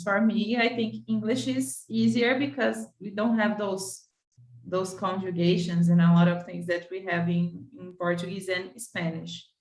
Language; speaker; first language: English; non-native, fluent; Portuguese